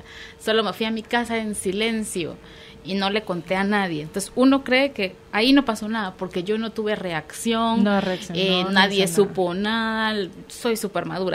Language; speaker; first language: Spanish; native; Spanish